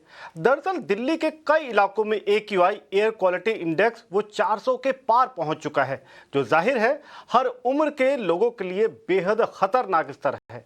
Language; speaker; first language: Hindi; native; Hindi